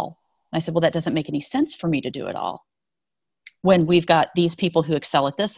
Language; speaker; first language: English; native; English